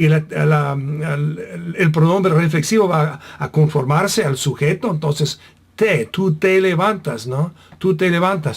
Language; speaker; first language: Spanish; non-native, fluent; English